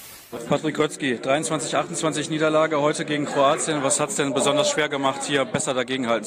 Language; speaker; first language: German; native; German